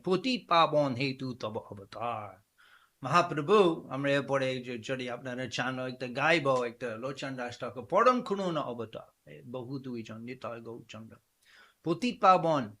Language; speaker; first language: Bangla; non-native, fluent; English